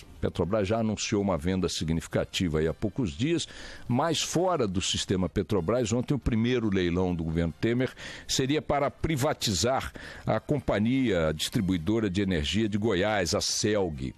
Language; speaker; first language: Portuguese; native; Portuguese